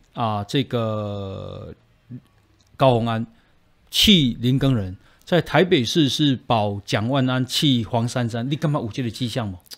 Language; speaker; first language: Chinese; native; Chinese